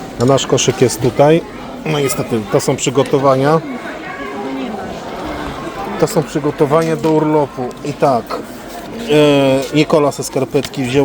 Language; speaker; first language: Polish; native; Polish